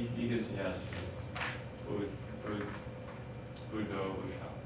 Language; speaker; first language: Chinese; non-native, learner; English